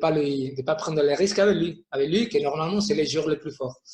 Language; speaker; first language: French; non-native, fluent; Spanish